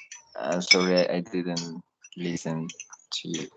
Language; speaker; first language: English; non-native, learner; Spanish